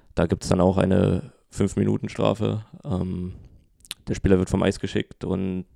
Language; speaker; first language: German; native; German